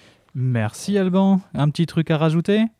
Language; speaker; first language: French; native; French